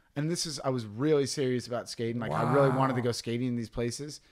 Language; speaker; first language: English; native; English